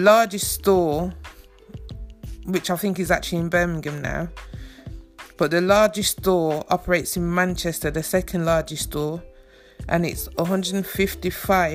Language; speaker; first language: English; native; English